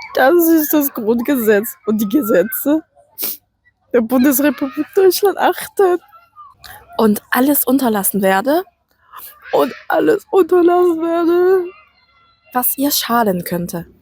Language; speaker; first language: German; non-native, fluent; Korean